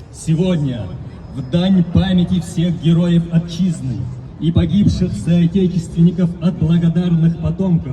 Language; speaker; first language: Russian; native; Russian